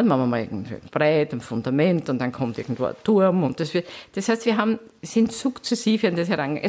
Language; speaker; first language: German; native; German